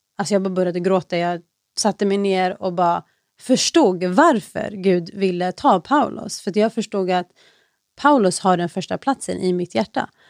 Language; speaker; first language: Swedish; early bilingual, other home language; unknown